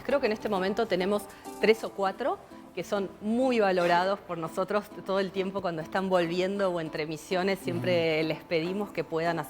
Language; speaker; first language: Spanish; native; Spanish